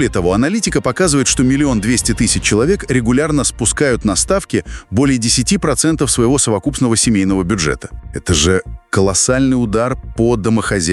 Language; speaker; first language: Russian; native; Russian